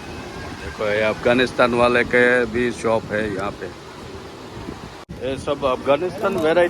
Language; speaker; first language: Hindi; non-native, local second language; Gujarati